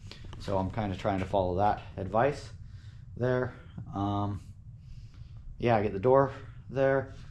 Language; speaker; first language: English; native; English